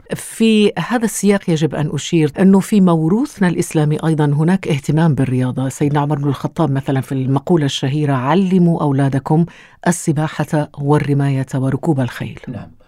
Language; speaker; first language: Arabic; native; Arabic